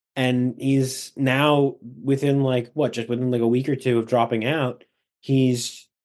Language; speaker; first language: English; native; English